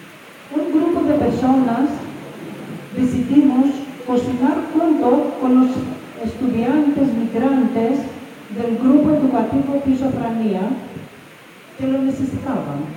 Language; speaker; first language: Spanish; non-native, fluent; Greek